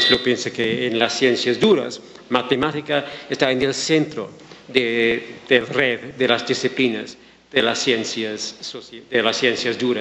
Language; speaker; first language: Spanish; non-native, fluent; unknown